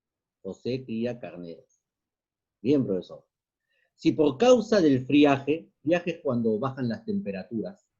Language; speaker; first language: Spanish; native; Spanish